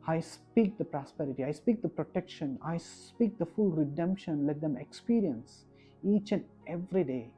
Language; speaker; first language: English; non-native, local second language; Kannada